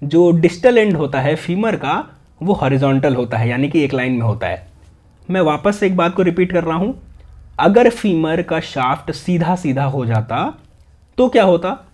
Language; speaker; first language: Hindi; native; Hindi